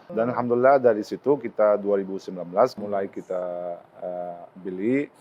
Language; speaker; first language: Indonesian; non-native, learner; Arabic